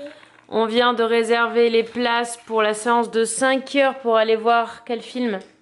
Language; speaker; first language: French; native; French